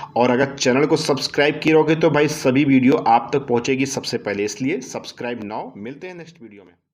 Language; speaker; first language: Hindi; native; Hindi